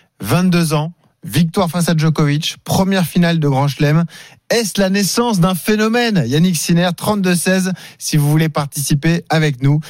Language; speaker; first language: French; native; French